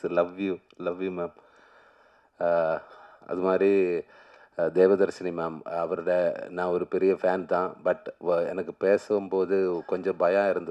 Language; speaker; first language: Tamil; non-native, learner; Malayalam